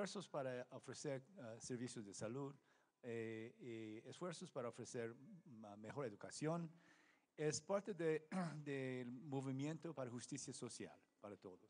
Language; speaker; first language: Spanish; non-native, learner; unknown